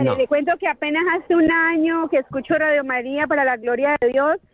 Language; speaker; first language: Spanish; native; Spanish